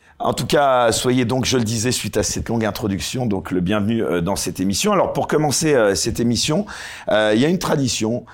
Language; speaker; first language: French; native; French